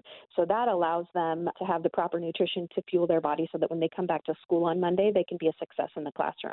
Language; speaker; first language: English; native; English